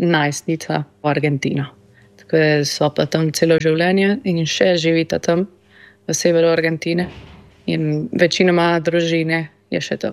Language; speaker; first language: Slovenian; non-native, fluent; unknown